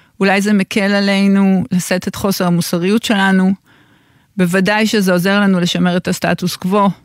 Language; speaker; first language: Hebrew; native; Hebrew